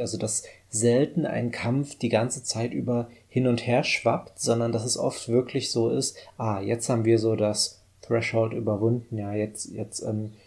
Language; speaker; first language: German; native; German